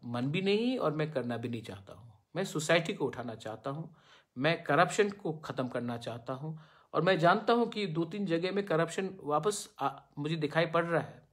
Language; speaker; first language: Hindi; non-native, local second language; Bangla